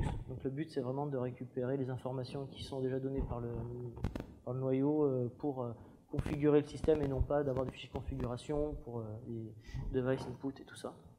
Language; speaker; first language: French; native; French